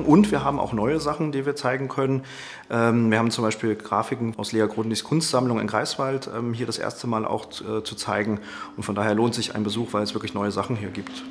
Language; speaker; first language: German; native; German